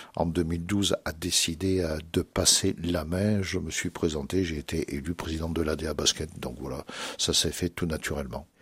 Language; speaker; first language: French; native; French